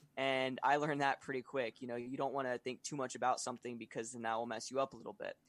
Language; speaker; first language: English; native; English